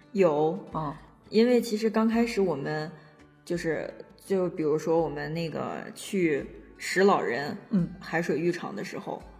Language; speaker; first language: Chinese; native; Chinese